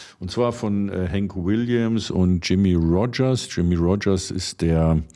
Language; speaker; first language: German; native; German